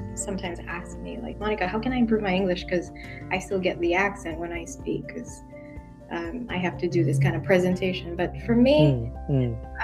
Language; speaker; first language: English; non-native, local second language; Filipino